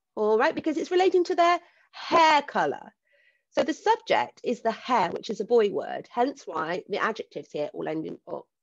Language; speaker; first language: English; native; English